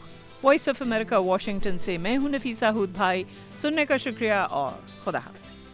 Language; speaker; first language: Urdu; native; Urdu